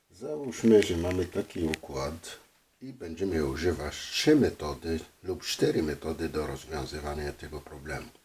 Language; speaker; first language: Polish; non-native, fluent; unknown